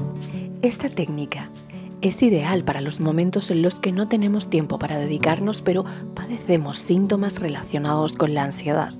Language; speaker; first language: Spanish; native; Spanish